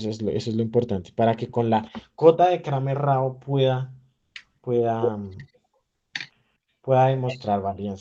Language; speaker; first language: Spanish; native; Spanish